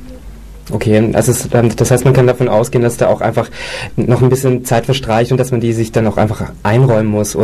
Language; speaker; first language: German; native; German